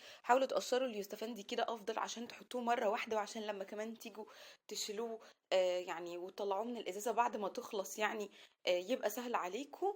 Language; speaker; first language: Arabic; native; Arabic